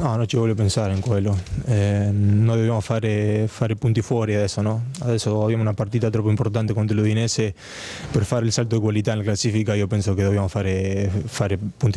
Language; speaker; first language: Italian; non-native, fluent; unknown